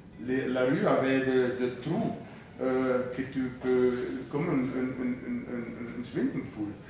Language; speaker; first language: French; non-native, fluent; German